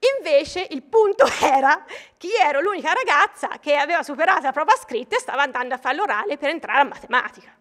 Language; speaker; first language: Italian; native; Italian